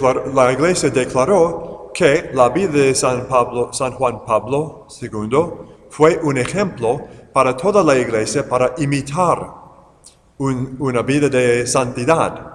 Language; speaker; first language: Spanish; non-native, fluent; English